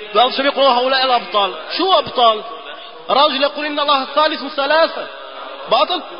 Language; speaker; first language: Arabic; non-native, fluent; Portuguese